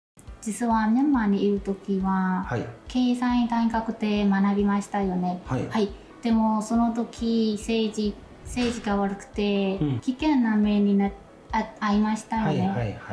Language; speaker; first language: Japanese; non-native, learner; Burmese